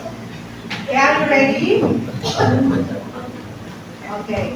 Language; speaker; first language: English; non-native, fluent; Indonesian